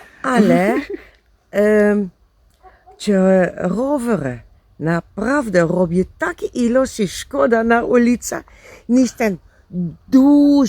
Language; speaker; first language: Polish; non-native, learner; Dutch